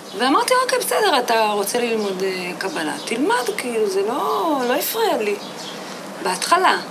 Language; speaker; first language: Hebrew; native; Hebrew